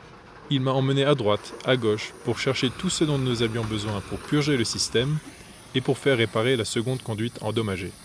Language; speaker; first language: French; native; French